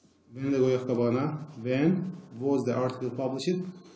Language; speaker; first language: English; non-native, fluent; Azerbaijani